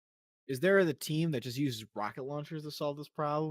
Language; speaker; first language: English; native; English